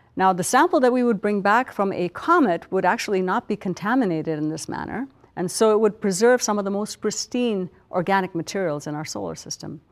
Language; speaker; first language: English; non-native, local second language; Punjabi